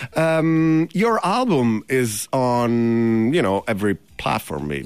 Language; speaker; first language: English; non-native, fluent; Italian